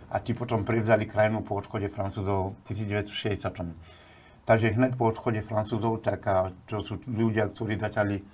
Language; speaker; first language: Slovak; non-native, fluent; Bambara